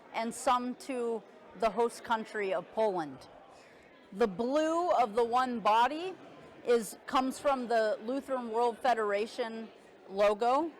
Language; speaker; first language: English; native; English